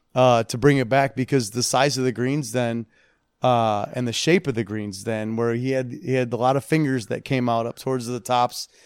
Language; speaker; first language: English; native; English